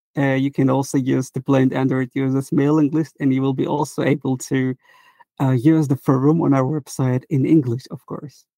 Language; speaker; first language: English; non-native, fluent; Turkish